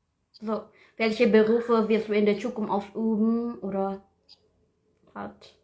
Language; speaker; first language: German; non-native, learner; Indonesian